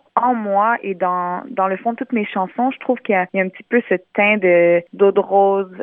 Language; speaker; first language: French; native; French